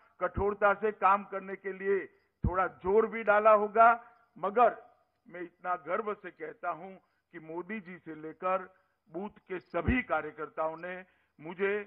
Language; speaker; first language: Hindi; non-native, local second language; Gujarati